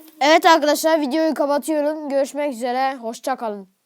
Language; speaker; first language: Turkish; native; Turkish